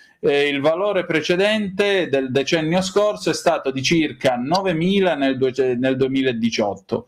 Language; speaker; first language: Italian; native; Italian